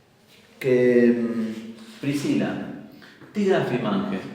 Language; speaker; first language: Greek; non-native, fluent; Spanish